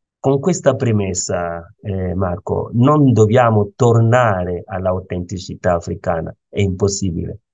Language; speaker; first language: Italian; non-native, fluent; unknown